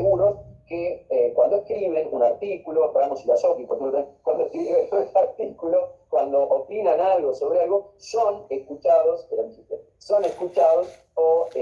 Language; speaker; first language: Spanish; native; Spanish